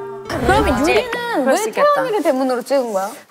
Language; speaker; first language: Korean; native; Korean